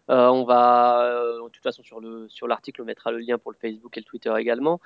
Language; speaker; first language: French; native; French